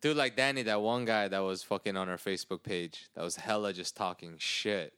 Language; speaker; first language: English; early bilingual, other home language; Korean